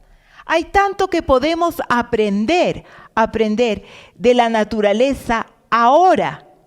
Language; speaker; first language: Spanish; native; Spanish